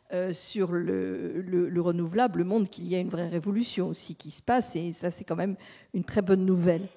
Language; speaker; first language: French; native; French